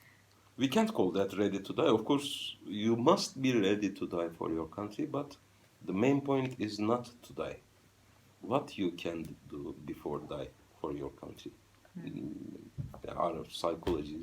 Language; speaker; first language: English; non-native, fluent; Turkish